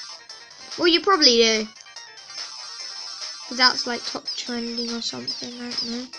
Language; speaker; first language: English; native; English